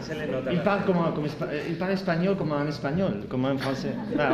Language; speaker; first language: French; non-native, learner; Spanish